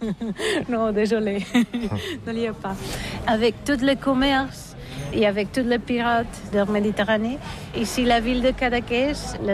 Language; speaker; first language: French; non-native, learner; Catalan